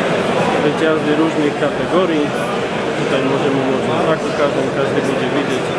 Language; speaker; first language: Polish; non-native, learner; Slovak